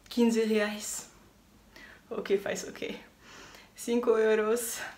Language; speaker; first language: Portuguese; non-native, learner; French